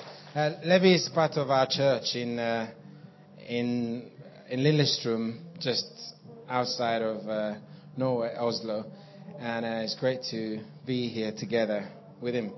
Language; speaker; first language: English; non-native, local second language; Igbo